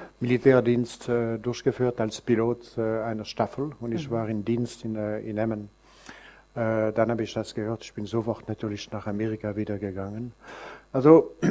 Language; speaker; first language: German; non-native, local second language; French